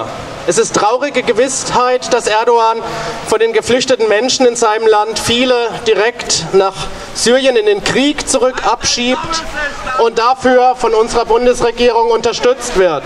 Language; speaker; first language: German; native; German